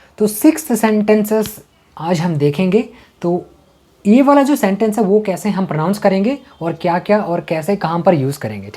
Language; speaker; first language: Hindi; non-native, local second language; Tamil